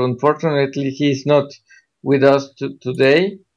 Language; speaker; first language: English; non-native, fluent; Spanish